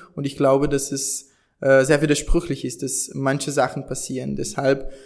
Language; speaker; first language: German; non-native, fluent; Portuguese